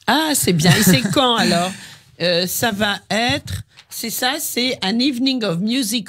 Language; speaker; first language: French; native; French